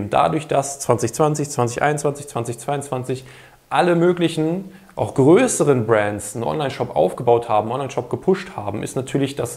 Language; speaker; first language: German; native; German